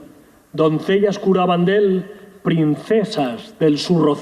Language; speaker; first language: Spanish; native; Spanish